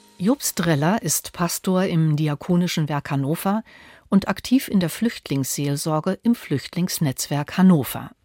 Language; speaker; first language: German; native; German